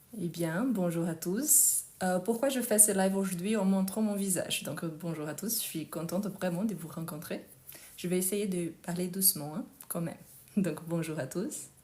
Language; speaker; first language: French; non-native, fluent; Portuguese